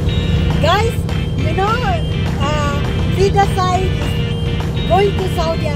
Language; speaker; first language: English; non-native, learner; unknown